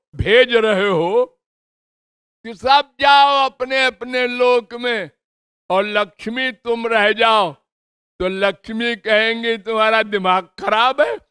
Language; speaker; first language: Hindi; native; Hindi